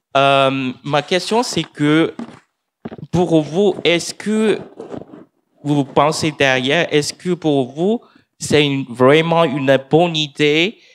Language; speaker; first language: French; non-native, fluent; English